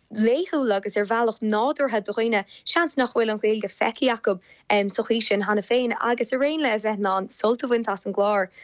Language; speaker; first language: Irish; non-native, local second language; English